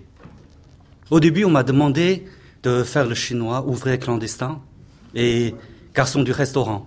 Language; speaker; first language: French; non-native, fluent; Chinese